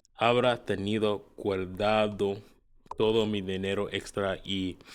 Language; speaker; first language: Spanish; non-native, learner; English